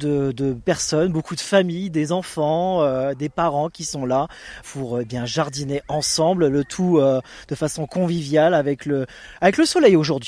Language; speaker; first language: French; native; French